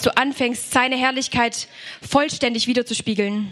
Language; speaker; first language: German; native; German